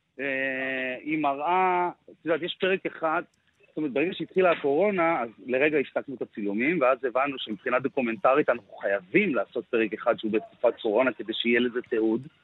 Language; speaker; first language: Hebrew; native; Hebrew